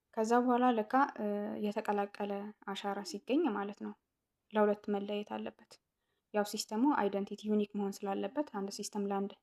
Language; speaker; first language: Amharic; non-native, local second language; Tigrinya